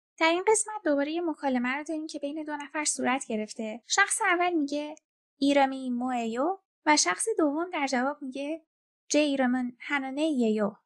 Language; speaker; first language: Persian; native; Persian